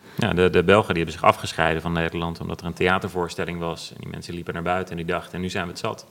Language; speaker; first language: Dutch; native; Dutch